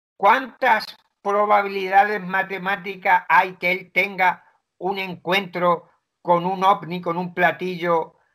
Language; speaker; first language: Spanish; native; Spanish